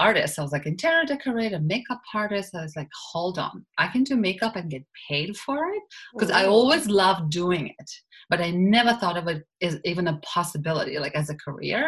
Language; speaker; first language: English; non-native, fluent; Russian